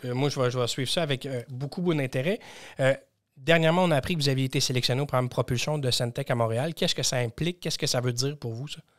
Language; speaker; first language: French; native; French